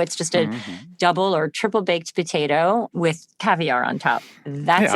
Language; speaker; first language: English; native; English